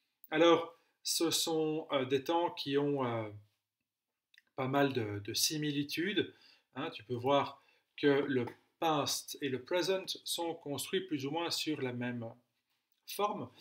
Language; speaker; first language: French; native; French